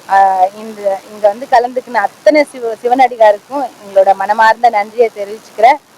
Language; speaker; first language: Tamil; non-native, local second language; Telugu